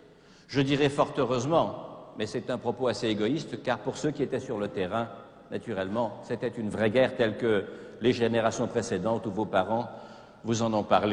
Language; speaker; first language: French; native; French